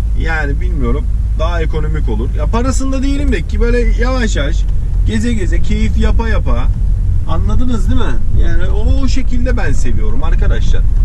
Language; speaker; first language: Turkish; early bilingual, heritage; Turkish